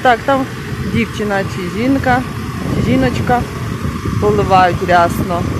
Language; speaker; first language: Ukrainian; non-native, local second language; Russian